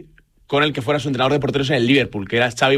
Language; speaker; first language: Spanish; native; Spanish